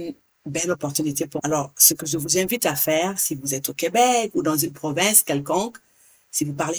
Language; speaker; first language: English; non-native, fluent; Hausa